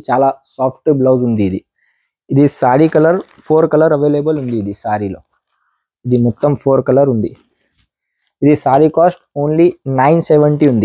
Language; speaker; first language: Telugu; non-native, local second language; Urdu